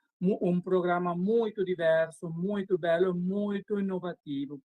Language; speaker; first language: Portuguese; non-native, learner; Spanish